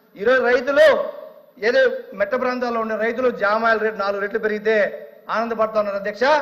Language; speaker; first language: Telugu; native; Telugu